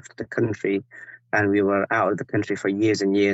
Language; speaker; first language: English; non-native, fluent; Persian